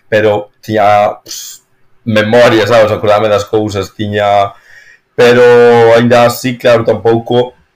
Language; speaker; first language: Galician; non-native, local second language; Spanish